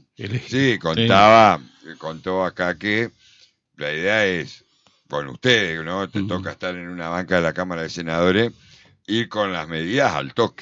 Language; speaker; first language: Spanish; native; Spanish